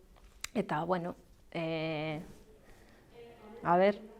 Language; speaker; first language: Basque; non-native, learner; Galician